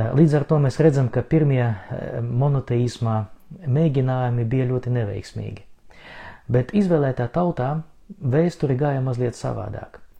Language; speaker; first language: Latvian; non-native, local second language; Russian